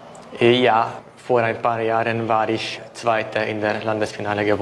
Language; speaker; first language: German; non-native, local second language; Hungarian